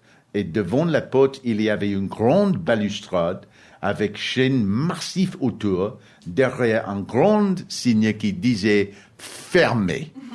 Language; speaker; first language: French; non-native, learner; English